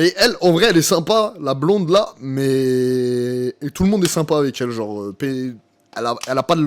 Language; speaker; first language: French; native; French